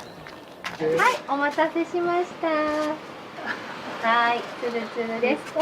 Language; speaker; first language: Japanese; native; Japanese